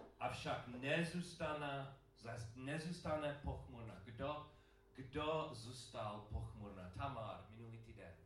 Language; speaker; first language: Czech; non-native, learner; English